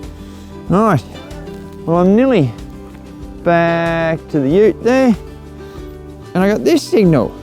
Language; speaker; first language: English; native; English